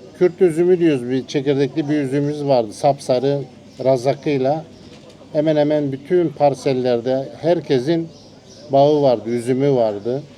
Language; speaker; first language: Turkish; native; Turkish